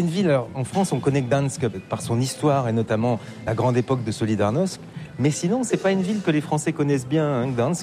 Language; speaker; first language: French; native; French